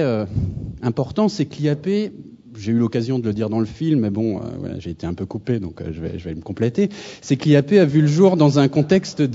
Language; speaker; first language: French; native; French